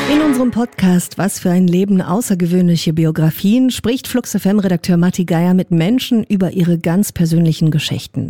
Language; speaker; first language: German; native; German